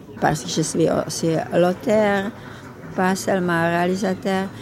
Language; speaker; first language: French; non-native, learner; Czech